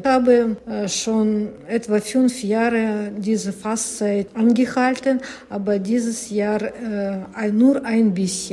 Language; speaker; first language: German; non-native, learner; Russian